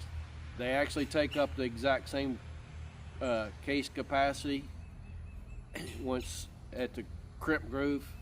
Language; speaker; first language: English; native; English